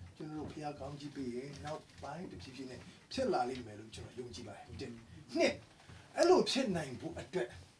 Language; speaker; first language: Burmese; non-native, local second language; Tedim Chin